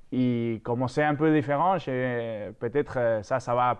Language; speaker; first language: French; non-native, fluent; Spanish